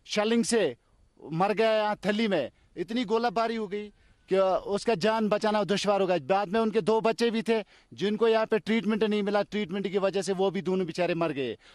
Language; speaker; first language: Hindi; non-native, local second language; Kashmiri